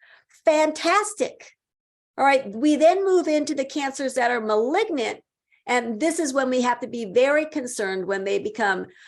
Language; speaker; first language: English; native; English